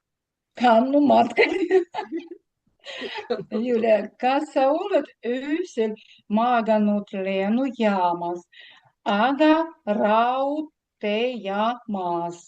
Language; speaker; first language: Estonian; non-native, learner; Russian